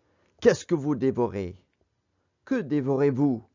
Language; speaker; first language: French; non-native, fluent; English